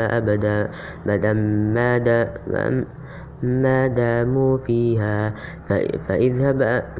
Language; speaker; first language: Arabic; non-native, learner; Indonesian